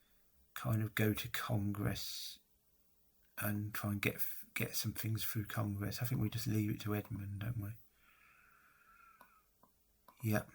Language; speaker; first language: English; native; English